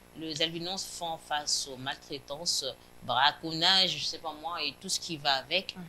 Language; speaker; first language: French; non-native, local second language; Lingala